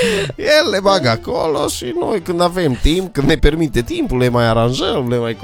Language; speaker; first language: Romanian; native; Romanian